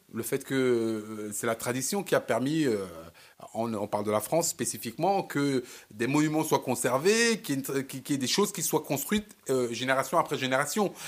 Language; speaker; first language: French; early bilingual, other home language; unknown